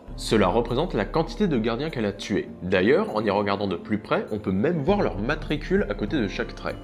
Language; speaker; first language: French; native; French